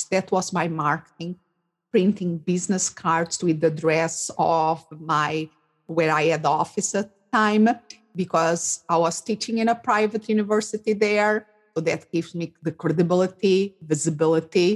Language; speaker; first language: English; non-native, fluent; Portuguese